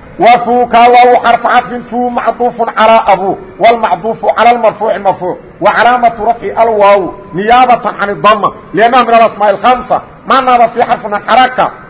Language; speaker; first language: Arabic; non-native, fluent; Somali